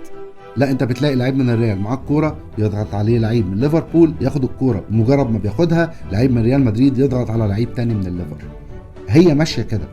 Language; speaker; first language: Arabic; native; Arabic